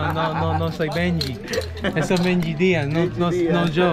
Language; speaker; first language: Spanish; non-native, learner; English